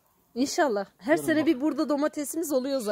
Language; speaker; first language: Turkish; native; Turkish